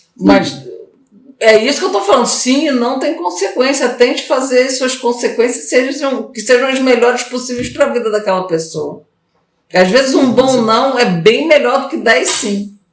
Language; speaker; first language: Portuguese; native; Portuguese